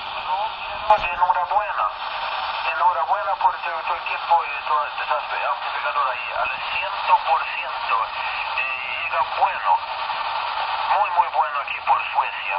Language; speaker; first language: Spanish; non-native, learner; Swedish